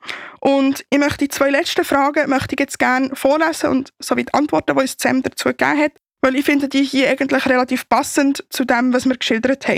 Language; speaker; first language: German; native; German